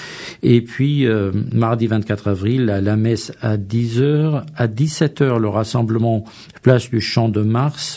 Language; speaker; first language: French; native; French